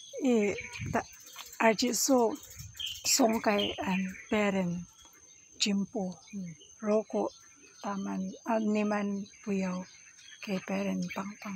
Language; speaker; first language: Chinese; non-native, learner; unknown